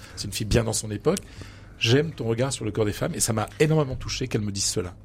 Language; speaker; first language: French; native; French